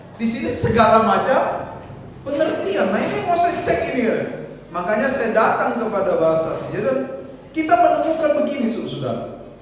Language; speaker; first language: Indonesian; non-native, local second language; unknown